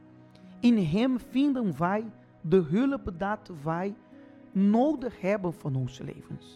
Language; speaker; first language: Dutch; non-native, fluent; Portuguese